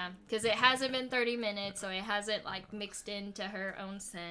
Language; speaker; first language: English; native; English